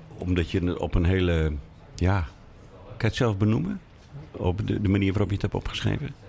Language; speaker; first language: Dutch; native; Dutch